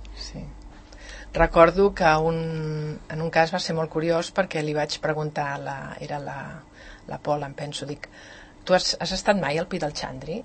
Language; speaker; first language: Catalan; native; Catalan